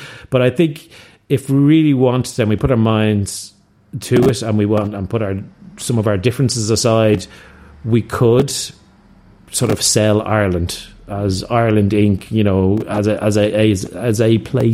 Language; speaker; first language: English; native; English